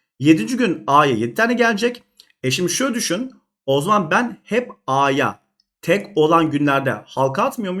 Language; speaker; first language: Turkish; native; Turkish